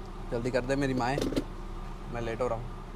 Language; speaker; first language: Hindi; native; Hindi